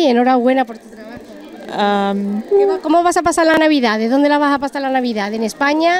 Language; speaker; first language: Spanish; native; Spanish